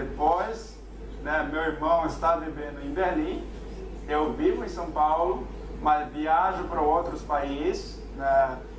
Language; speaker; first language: Portuguese; non-native, local second language; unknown